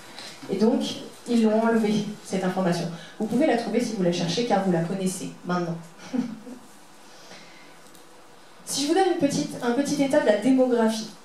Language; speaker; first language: French; native; French